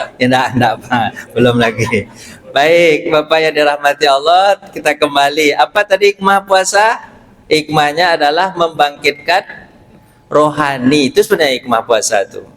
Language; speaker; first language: Indonesian; non-native, local second language; Minangkabau